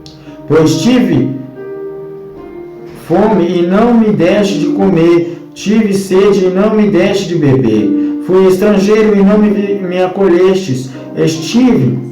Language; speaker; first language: Portuguese; native; Portuguese